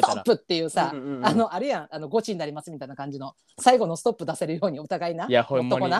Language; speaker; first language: Japanese; native; Japanese